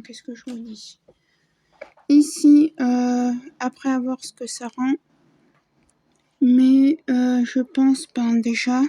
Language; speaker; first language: French; native; French